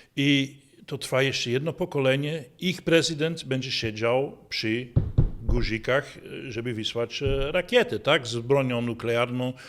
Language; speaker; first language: Polish; non-native, fluent; Dutch